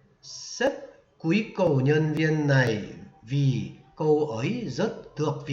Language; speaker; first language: Vietnamese; non-native, fluent; Korean